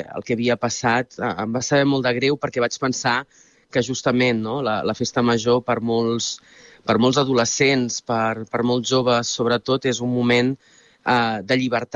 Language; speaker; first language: Catalan; native; Catalan